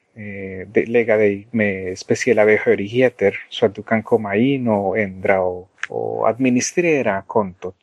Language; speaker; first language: Swedish; non-native, fluent; Spanish